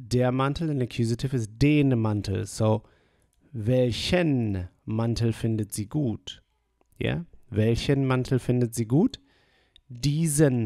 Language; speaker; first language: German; non-native, fluent; English